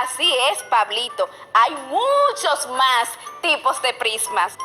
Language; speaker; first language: Spanish; native; Spanish